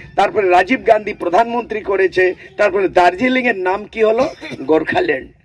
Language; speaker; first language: Bangla; non-native, local second language; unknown